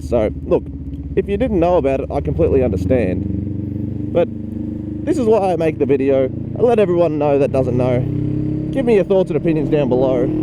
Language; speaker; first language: English; native; English